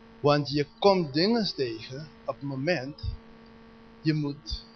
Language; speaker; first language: Dutch; non-native, learner; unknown